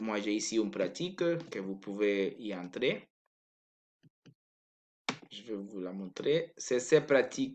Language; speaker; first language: French; non-native, learner; Spanish